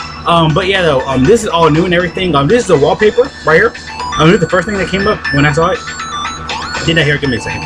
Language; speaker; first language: English; native; English